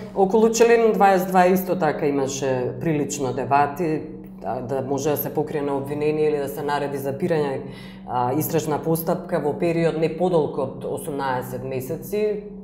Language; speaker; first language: Macedonian; native; Macedonian